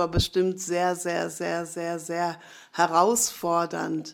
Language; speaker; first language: German; native; German